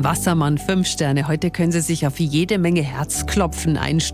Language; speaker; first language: German; native; German